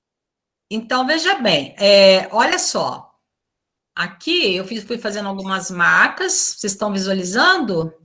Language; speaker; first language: Portuguese; native; Portuguese